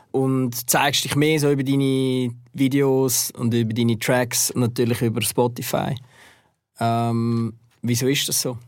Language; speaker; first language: German; native; German